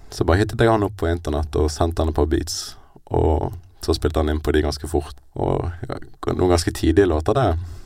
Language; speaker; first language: Norwegian; native; Norwegian